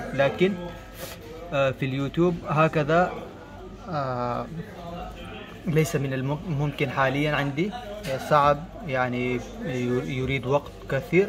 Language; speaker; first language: Arabic; non-native, fluent; Pashto